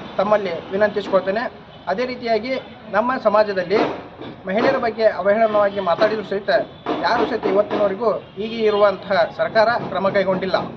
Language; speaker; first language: Kannada; non-native, local second language; Urdu